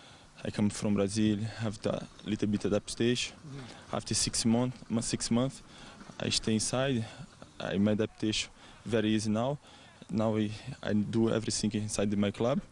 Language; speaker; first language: English; non-native, learner; Portuguese